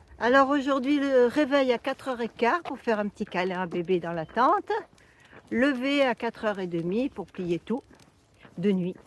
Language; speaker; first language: French; native; French